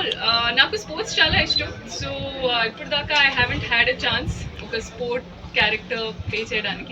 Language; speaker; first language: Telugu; non-native, local second language; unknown